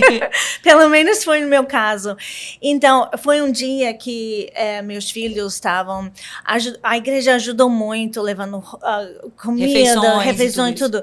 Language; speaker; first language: Portuguese; non-native, learner; English